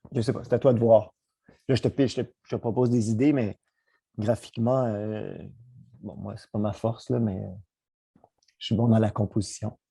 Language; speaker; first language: French; native; French